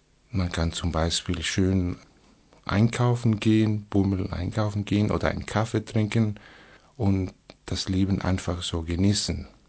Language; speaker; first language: German; non-native, fluent; Greek